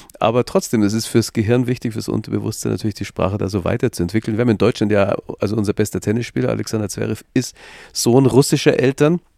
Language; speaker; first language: German; native; German